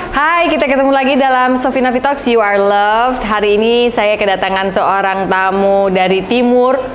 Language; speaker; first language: Indonesian; native; Indonesian